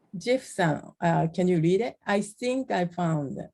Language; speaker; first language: English; non-native, learner; Japanese